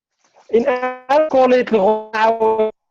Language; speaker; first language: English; non-native, fluent; Arabic